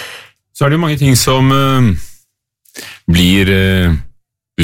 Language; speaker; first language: Norwegian; native; Norwegian